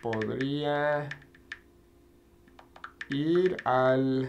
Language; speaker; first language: Spanish; non-native, fluent; English